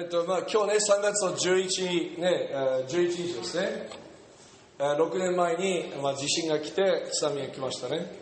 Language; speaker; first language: Japanese; non-native, fluent; English